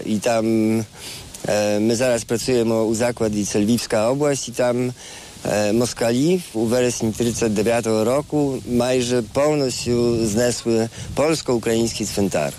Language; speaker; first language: Ukrainian; non-native, fluent; Polish